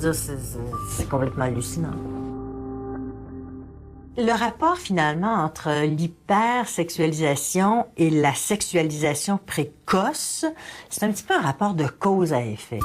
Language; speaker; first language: French; native; French